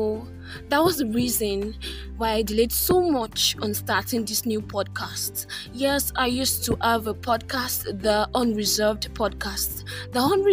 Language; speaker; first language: English; non-native, local second language; Yoruba